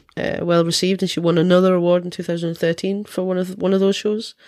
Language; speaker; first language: English; native; English